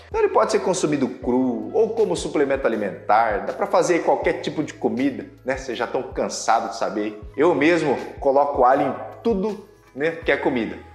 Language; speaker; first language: Portuguese; native; Portuguese